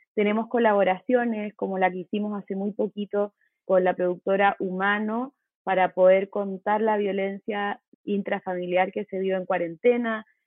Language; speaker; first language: Spanish; native; Spanish